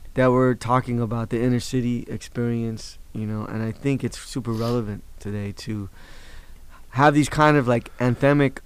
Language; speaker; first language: English; native; English